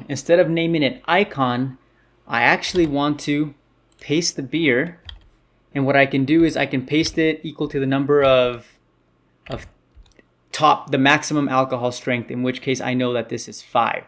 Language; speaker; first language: English; native; English